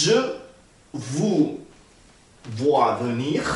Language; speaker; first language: French; non-native, learner; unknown